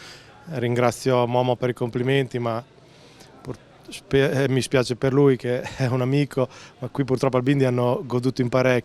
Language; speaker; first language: Italian; native; Italian